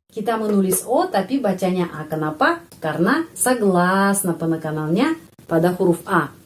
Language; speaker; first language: Indonesian; non-native, fluent; Russian